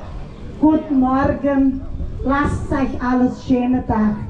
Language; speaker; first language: German; early bilingual, heritage; German